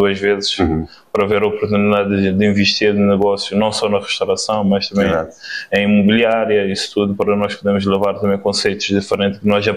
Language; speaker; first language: Portuguese; non-native, local second language; Kabuverdianu